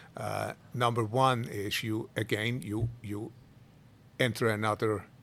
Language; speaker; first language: English; non-native, fluent; Swiss German